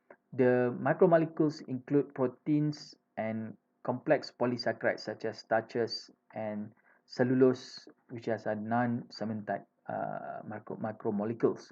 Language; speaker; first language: English; non-native, fluent; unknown